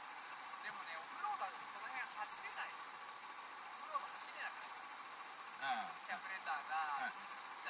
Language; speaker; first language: Japanese; native; Japanese